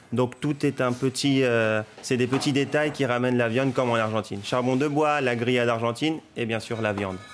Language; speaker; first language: French; non-native, fluent; Spanish